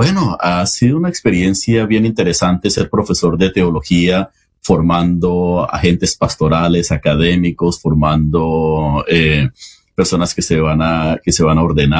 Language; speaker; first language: Spanish; native; Spanish